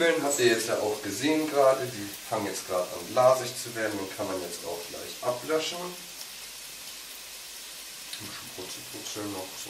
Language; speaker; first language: German; native; German